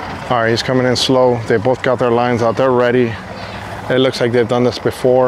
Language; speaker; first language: English; early bilingual, other home language; Spanish